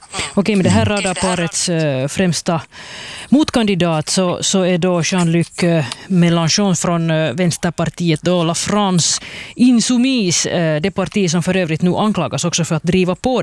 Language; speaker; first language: Swedish; native; Swedish